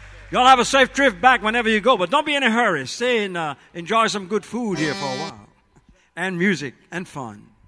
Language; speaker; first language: English; early bilingual, other home language; French